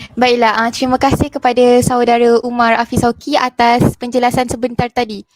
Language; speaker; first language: Malay; native; Malay